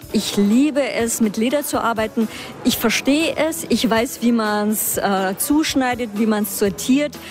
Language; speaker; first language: German; native; German